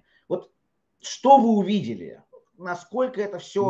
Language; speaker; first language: Russian; native; Russian